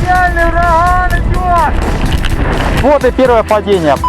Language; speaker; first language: Russian; native; Russian